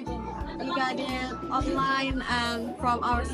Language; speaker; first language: English; non-native, learner; Indonesian